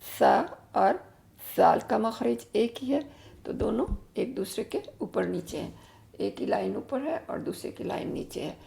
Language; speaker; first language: Urdu; native; Urdu